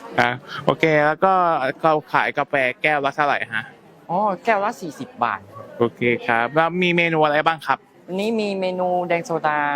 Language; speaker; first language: Thai; native; Thai